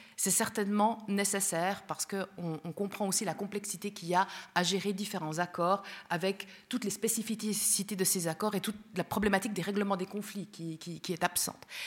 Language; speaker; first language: French; early bilingual, other home language; Spanish